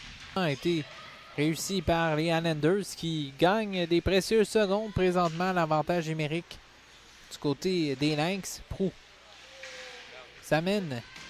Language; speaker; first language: French; native; French